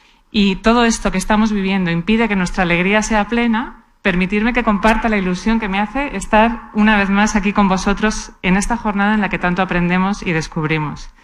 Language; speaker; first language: Spanish; native; Spanish